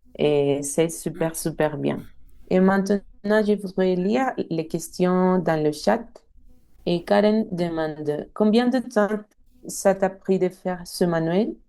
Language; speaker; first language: French; non-native, fluent; Spanish